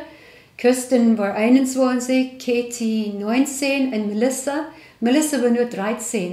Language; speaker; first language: German; non-native, learner; English